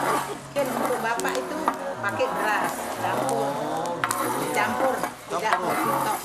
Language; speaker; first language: Indonesian; non-native, learner; Korean